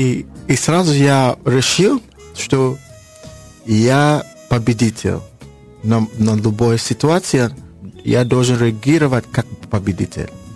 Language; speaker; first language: Russian; non-native, learner; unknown